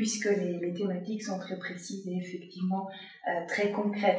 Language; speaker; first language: French; native; French